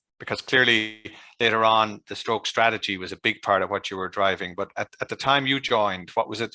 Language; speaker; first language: English; native; English